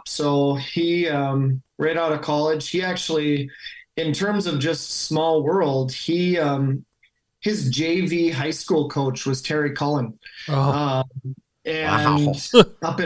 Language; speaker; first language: English; native; English